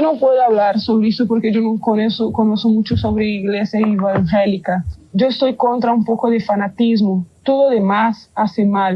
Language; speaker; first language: Spanish; non-native, learner; Portuguese